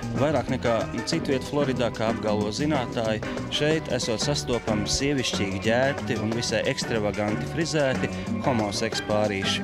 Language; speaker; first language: Latvian; native; Latvian